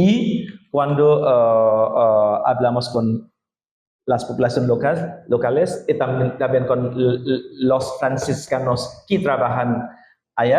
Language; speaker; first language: Spanish; non-native, learner; Indonesian